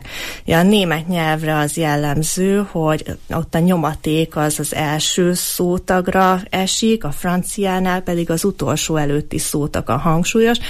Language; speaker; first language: Hungarian; native; Hungarian